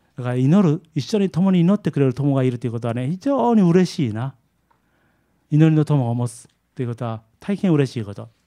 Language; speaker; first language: Japanese; early bilingual, heritage; Japanese